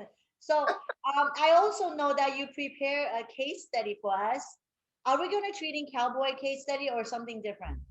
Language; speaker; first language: English; non-native, fluent; Chinese